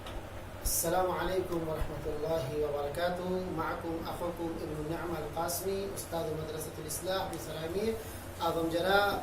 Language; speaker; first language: Arabic; non-native, fluent; Urdu